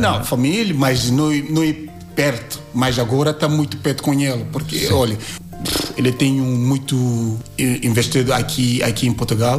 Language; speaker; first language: Portuguese; non-native, learner; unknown